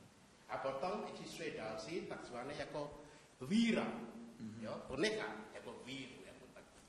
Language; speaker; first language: Czech; non-native, learner; Indonesian